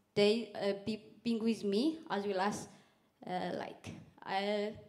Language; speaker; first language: English; non-native, fluent; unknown